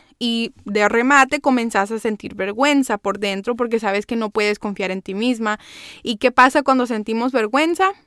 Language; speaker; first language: Spanish; early bilingual, heritage; Spanish